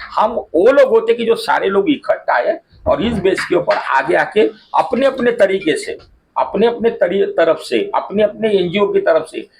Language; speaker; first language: Hindi; non-native, local second language; Marathi